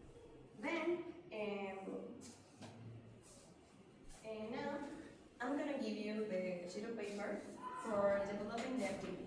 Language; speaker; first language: English; non-native, learner; Spanish